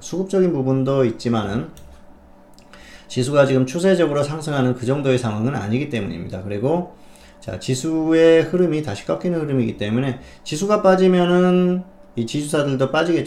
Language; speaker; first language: Korean; native; Korean